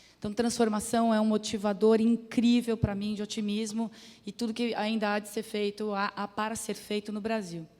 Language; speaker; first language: Portuguese; native; Portuguese